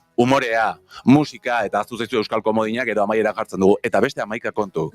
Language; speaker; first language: Basque; native; Basque